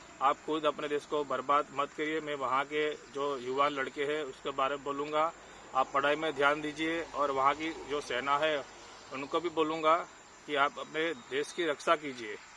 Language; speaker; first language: Hindi; non-native, local second language; Gujarati